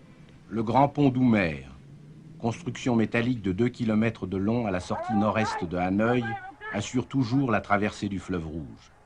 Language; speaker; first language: French; native; French